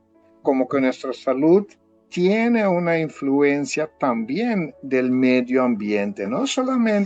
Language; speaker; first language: Spanish; non-native, fluent; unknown